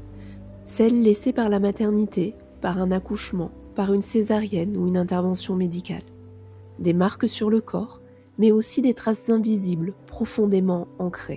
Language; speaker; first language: French; native; French